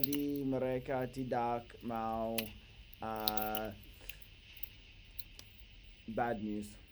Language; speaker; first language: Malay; non-native, learner; English